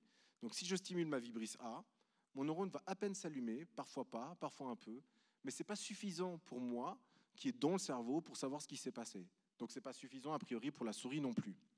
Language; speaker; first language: French; native; French